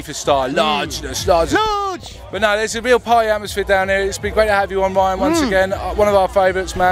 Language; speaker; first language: English; native; English